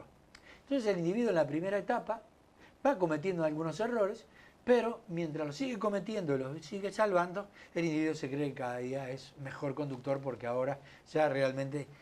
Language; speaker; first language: Spanish; native; Spanish